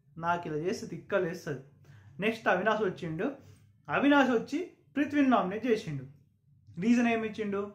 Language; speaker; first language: Telugu; non-native, local second language; Urdu